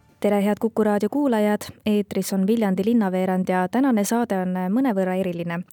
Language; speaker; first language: Estonian; native; Estonian